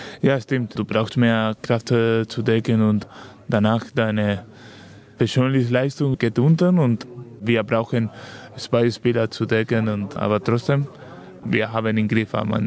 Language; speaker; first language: German; non-native, learner; Spanish